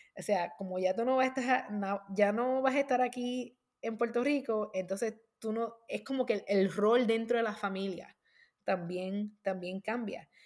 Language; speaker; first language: Spanish; native; Spanish